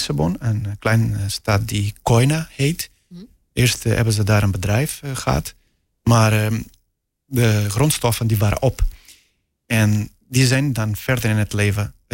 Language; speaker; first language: Dutch; non-native, fluent; Portuguese